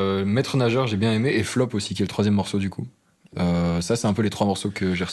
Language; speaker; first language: French; native; French